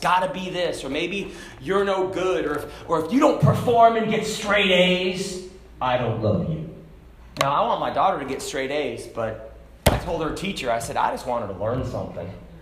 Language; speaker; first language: English; native; English